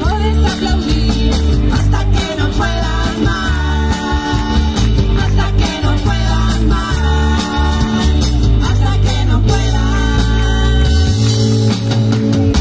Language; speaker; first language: Spanish; native; Spanish